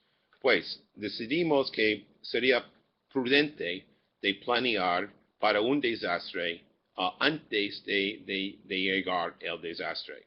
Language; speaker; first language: Spanish; non-native, fluent; English